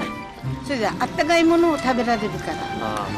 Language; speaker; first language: Japanese; native; Japanese